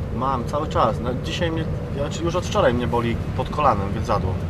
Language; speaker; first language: Polish; native; Polish